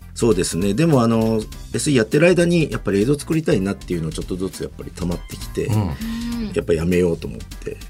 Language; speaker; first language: Japanese; native; Japanese